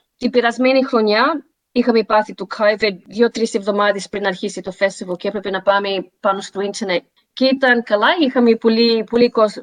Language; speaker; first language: Greek; early bilingual, heritage; Greek